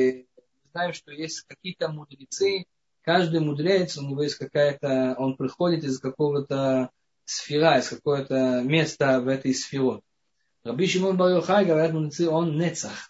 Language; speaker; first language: Russian; non-native, fluent; Hebrew